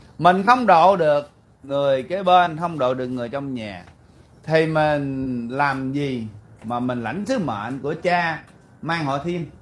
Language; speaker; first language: Vietnamese; early bilingual, heritage; Vietnamese